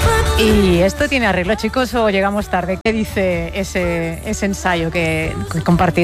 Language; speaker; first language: Spanish; native; Spanish